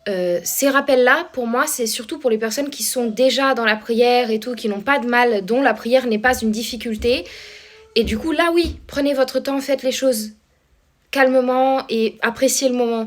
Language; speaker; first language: French; native; French